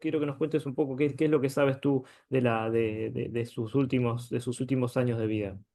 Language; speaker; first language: Spanish; native; Spanish